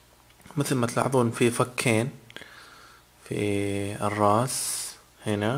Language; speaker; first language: Arabic; native; Arabic